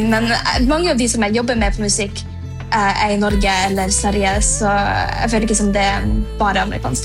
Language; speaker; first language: Norwegian; early bilingual, heritage; English